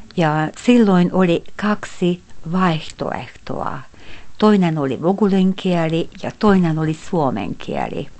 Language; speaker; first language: Finnish; non-native, fluent; Hungarian